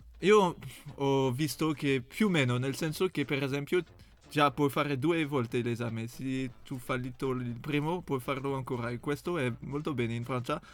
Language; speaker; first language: Italian; non-native, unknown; French